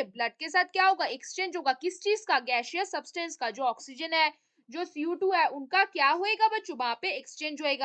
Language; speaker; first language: Hindi; native; Hindi